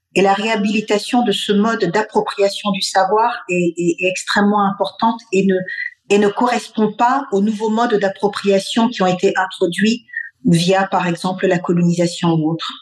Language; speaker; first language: French; non-native, local second language; Bambara